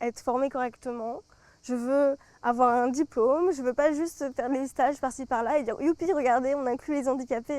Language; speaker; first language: French; native; French